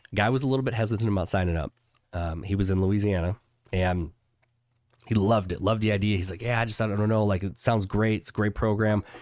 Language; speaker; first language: English; native; English